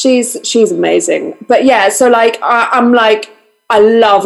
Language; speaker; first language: English; native; English